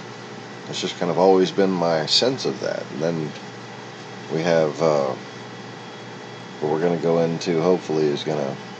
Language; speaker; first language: English; native; English